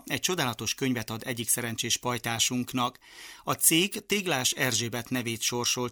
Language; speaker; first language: Hungarian; native; Hungarian